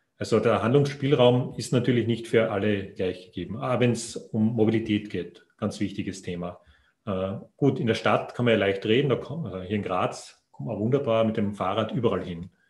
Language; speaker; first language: German; native; German